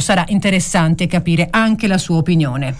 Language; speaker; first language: Italian; native; Italian